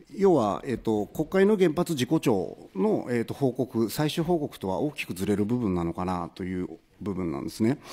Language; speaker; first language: Japanese; native; Japanese